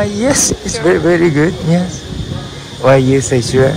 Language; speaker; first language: English; non-native, learner; Japanese